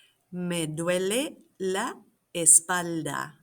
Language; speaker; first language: Spanish; non-native, fluent; English